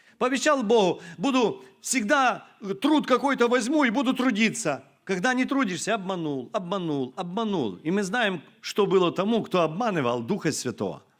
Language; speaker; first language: Russian; non-native, local second language; Ukrainian